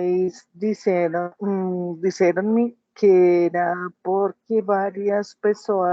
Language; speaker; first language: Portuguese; non-native, learner; Spanish